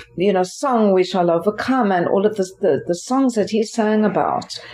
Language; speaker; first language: English; native; English